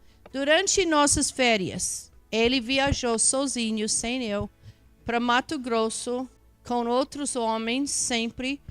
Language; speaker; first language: Portuguese; non-native, fluent; English